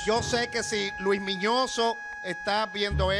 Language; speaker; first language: Spanish; native; Spanish